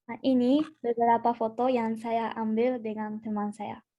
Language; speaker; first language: Indonesian; non-native, learner; Japanese